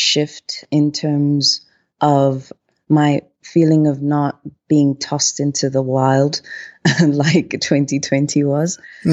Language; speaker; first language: English; non-native, local second language; Zulu